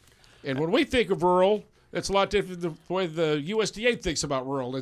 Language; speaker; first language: English; native; English